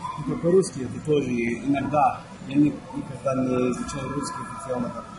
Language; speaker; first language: Russian; non-native, learner; English